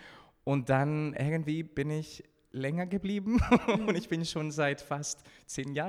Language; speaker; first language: German; non-native, fluent; Spanish